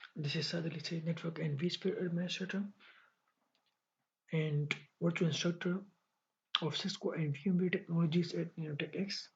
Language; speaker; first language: English; non-native, local second language; Urdu